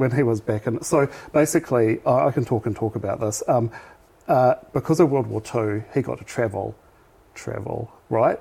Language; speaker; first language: English; native; English